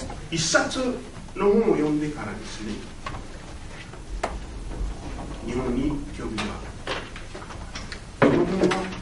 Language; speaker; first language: Japanese; non-native, fluent; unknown